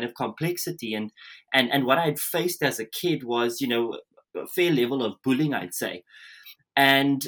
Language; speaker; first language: English; native; English